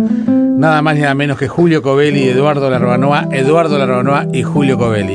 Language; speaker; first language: Spanish; native; Spanish